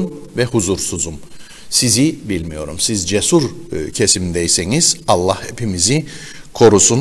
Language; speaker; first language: Turkish; native; Turkish